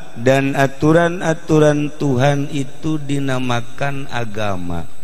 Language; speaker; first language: Indonesian; non-native, local second language; Sundanese